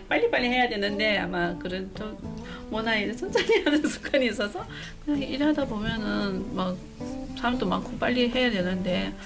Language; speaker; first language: Korean; early bilingual, heritage; Korean